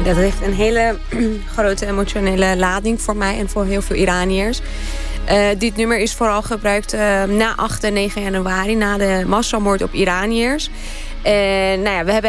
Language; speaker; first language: Dutch; non-native, fluent; Persian